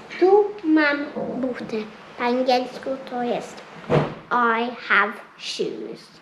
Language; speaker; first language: Polish; early bilingual, heritage; Polish